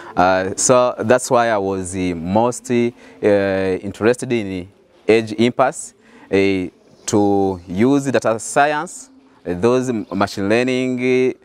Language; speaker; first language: English; non-native, fluent; Rundi